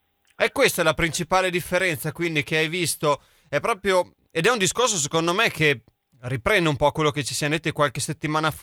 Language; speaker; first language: Italian; native; Italian